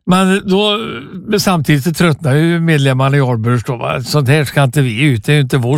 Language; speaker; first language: Swedish; native; Swedish